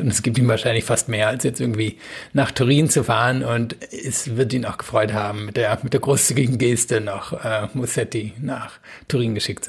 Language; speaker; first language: German; native; German